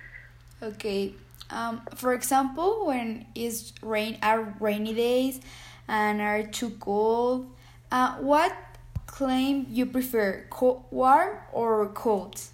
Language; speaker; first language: English; non-native, learner; Spanish